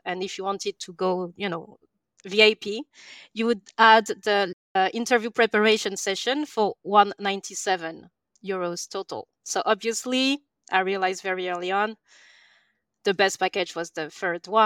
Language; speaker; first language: English; non-native, fluent; French